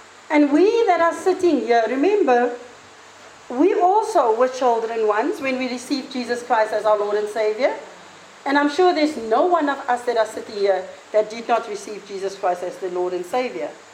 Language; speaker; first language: English; non-native, local second language; Afrikaans